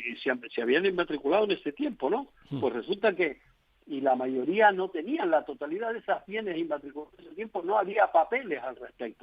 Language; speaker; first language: Spanish; native; Spanish